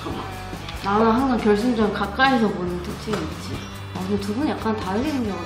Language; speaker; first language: Korean; native; Korean